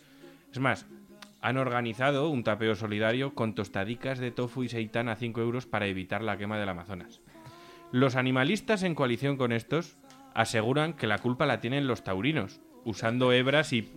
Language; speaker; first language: Spanish; native; Spanish